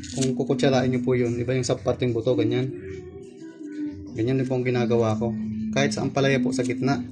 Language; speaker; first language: Filipino; non-native, local second language; Bikol